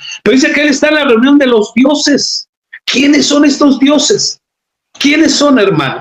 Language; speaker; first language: Spanish; native; Spanish